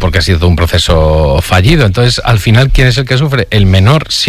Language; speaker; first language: Spanish; native; Spanish